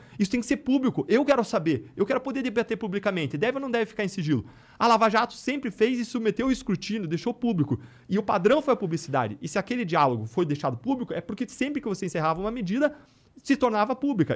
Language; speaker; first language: Portuguese; native; Portuguese